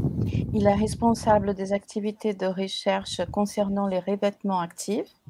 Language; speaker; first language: French; non-native, fluent; Portuguese